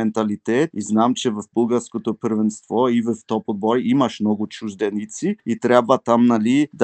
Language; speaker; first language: Bulgarian; early bilingual, heritage; Bulgarian